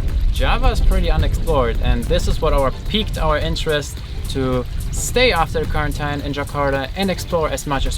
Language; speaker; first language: English; non-native, fluent; German